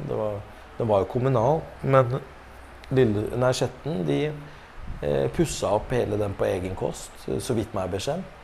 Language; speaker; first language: Norwegian; early bilingual, other home language; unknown